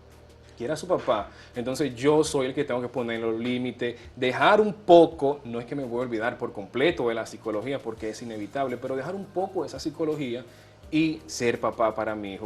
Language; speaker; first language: Spanish; native; Spanish